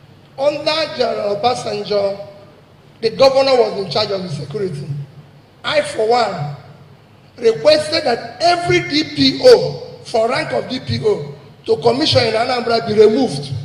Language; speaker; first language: English; non-native, local second language; Igbo